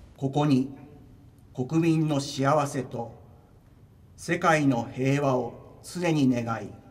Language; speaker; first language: Japanese; native; Japanese